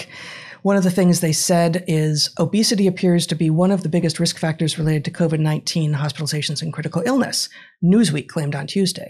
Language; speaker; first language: English; native; English